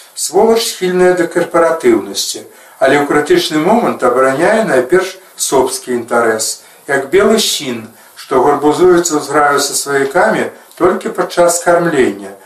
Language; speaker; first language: Belarusian; native; Belarusian